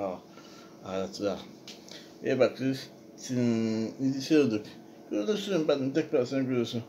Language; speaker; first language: Turkish; non-native, learner; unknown